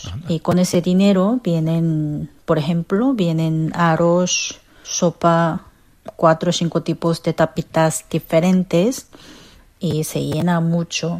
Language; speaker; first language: Spanish; non-native, fluent; Korean